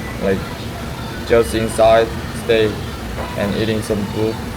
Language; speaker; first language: English; non-native, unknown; Korean